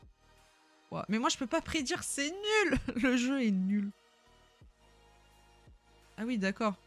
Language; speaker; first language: French; native; French